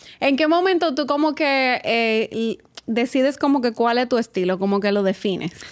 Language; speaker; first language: Spanish; native; Spanish